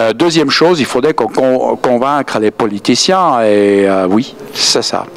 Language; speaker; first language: French; native; French